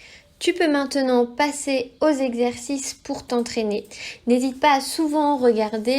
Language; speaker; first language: French; native; French